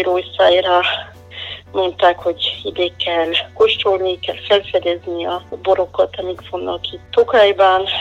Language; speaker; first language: Hungarian; non-native, fluent; French